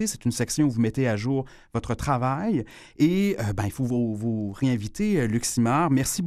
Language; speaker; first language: French; native; French